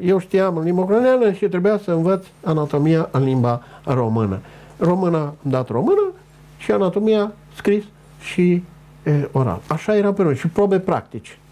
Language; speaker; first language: Romanian; non-native, local second language; Ukrainian